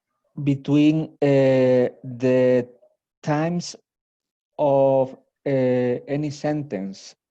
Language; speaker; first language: English; non-native, learner; Spanish